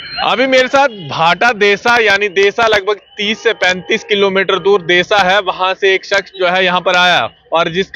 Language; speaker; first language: Hindi; native; Hindi